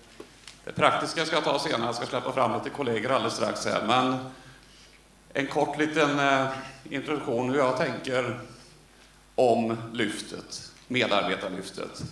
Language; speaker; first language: Swedish; native; Swedish